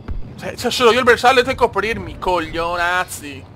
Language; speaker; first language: Italian; native; Italian